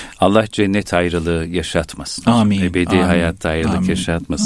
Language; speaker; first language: Turkish; native; Turkish